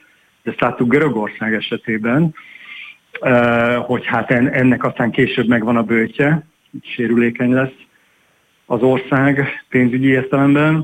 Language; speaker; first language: Hungarian; native; Hungarian